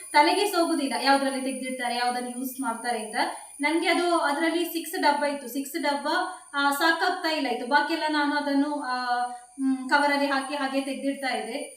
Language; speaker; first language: Kannada; native; Kannada